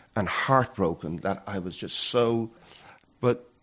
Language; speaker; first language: English; native; English